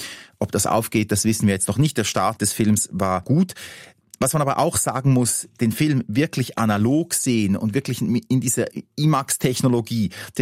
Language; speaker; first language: German; native; German